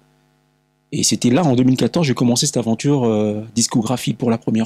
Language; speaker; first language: French; non-native, local second language; Lingala